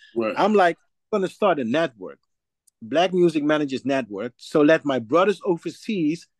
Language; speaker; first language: English; non-native, fluent; Dutch